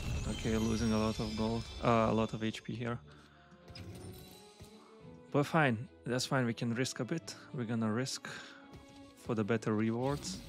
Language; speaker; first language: English; non-native, fluent; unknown